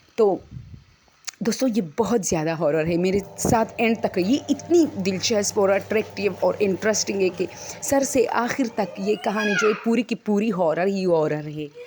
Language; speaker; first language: Urdu; non-native, local second language; Pashto